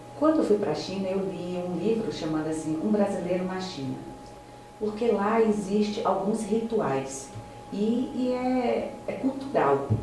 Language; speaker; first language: Portuguese; native; Portuguese